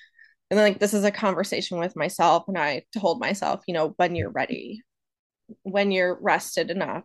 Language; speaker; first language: English; native; English